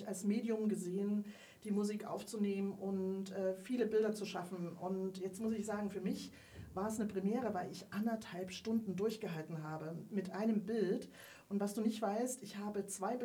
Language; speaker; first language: German; native; German